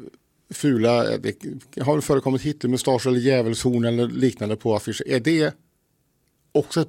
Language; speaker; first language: Swedish; native; Swedish